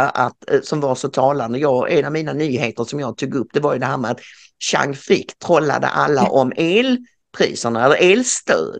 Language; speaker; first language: Swedish; native; Swedish